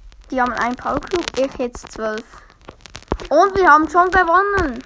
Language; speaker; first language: German; native; German